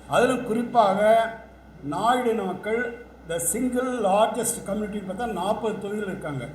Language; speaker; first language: Tamil; non-native, local second language; Telugu